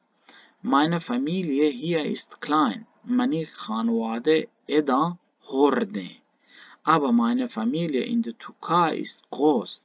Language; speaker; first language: German; non-native, learner; Baluchi